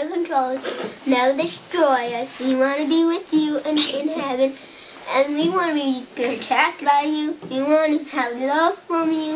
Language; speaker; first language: English; non-native, learner; Romanian